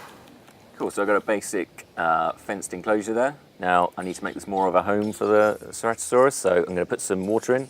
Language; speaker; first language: English; native; English